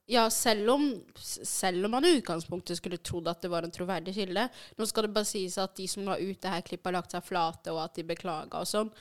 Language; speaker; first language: Norwegian; early bilingual, other home language; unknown